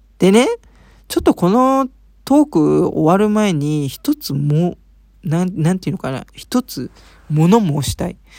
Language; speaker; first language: Japanese; early bilingual, heritage; Japanese